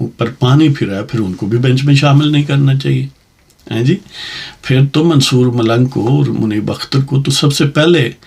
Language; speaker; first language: Urdu; non-native, local second language; Punjabi